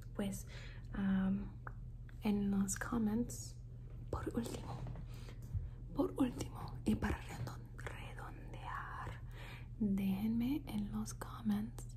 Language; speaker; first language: Spanish; early bilingual, heritage; Spanish